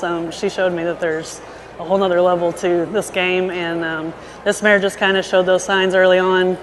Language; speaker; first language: English; native; English